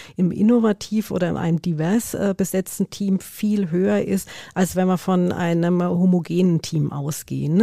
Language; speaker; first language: German; native; German